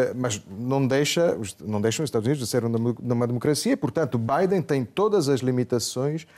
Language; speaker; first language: Portuguese; non-native, fluent; Italian